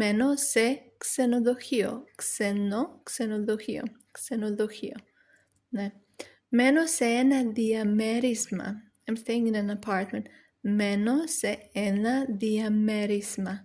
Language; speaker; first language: Greek; non-native, learner; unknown